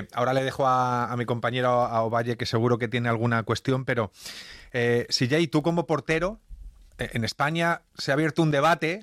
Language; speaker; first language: Spanish; native; Spanish